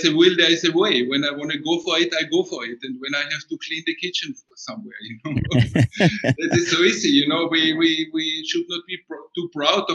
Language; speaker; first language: English; non-native, fluent; German